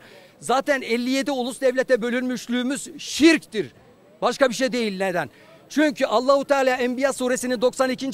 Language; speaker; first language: Turkish; native; Turkish